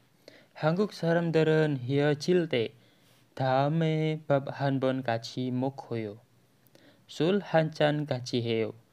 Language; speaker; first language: Korean; non-native, learner; Indonesian